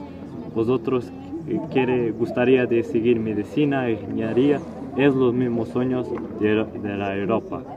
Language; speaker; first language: Spanish; non-native, learner; Portuguese